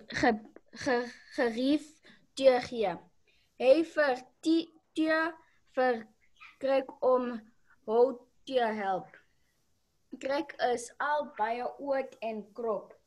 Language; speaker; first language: Afrikaans; non-native, local second language; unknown